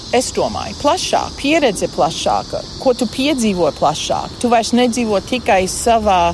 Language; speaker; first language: Latvian; native; Latvian